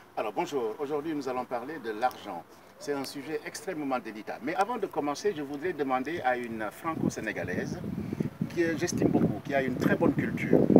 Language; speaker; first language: French; non-native, local second language; Wolof